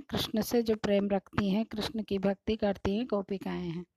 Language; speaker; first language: Hindi; non-native, local second language; Kannada